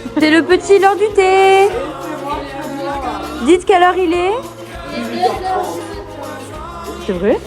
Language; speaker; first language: French; native; French